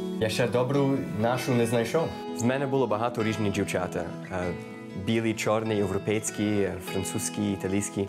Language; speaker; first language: Ukrainian; early bilingual, heritage; Ukrainian